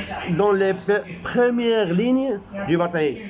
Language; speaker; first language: French; non-native, local second language; Arabic